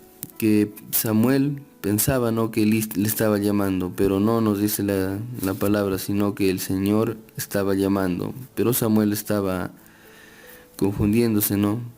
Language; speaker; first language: Spanish; native; Spanish